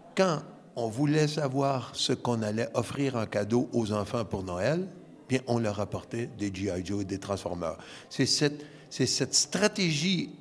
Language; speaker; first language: French; native; French